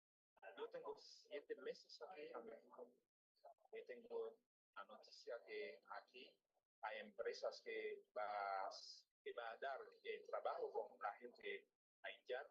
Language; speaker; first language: Spanish; non-native, learner; Haitian Creole